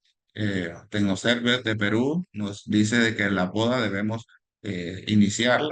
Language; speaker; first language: Spanish; native; Spanish